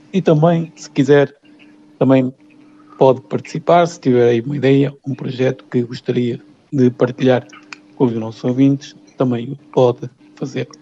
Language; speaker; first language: Portuguese; native; Portuguese